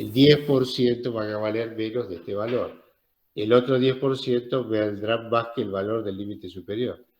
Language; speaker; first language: Spanish; native; Spanish